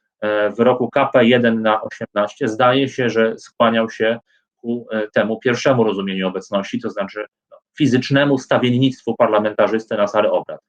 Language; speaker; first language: Polish; native; Polish